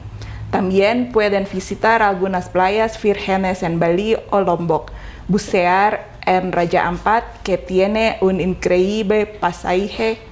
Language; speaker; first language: Spanish; non-native, fluent; Indonesian